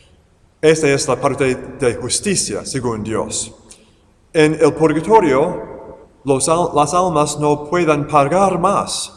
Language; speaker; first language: Spanish; non-native, fluent; English